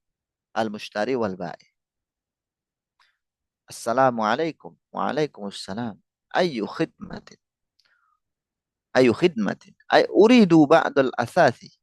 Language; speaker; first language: Arabic; non-native, fluent; Indonesian